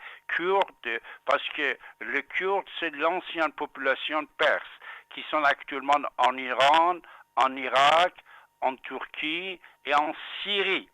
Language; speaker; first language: French; non-native, fluent; Persian